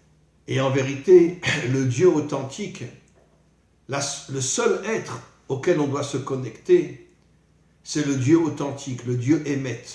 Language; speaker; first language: French; native; French